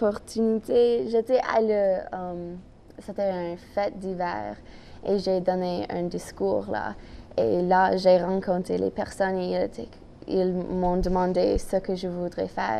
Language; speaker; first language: French; non-native, local second language; English